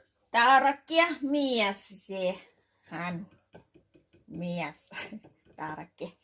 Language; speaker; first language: Finnish; non-native, learner; Thai